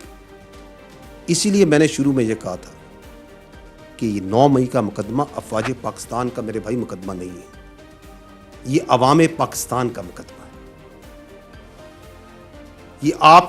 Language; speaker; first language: Urdu; native; Urdu